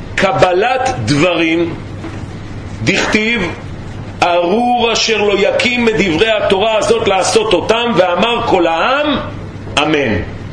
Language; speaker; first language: Hebrew; native; Hebrew